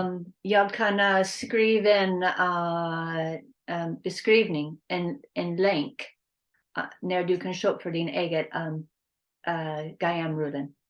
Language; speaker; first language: Swedish; non-native, learner; English